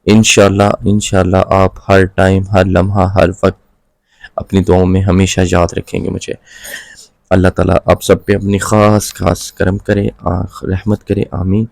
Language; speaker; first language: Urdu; non-native, local second language; Punjabi